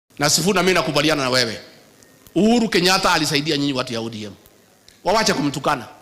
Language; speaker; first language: Swahili; non-native, local second language; Kikuyu